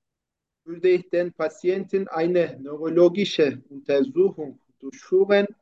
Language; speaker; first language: German; non-native, learner; Turkish